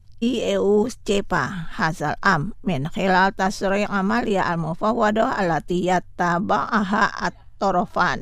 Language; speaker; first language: Arabic; non-native, fluent; Indonesian